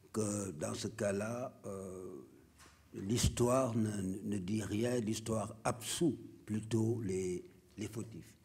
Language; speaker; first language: French; non-native, local second language; Wolof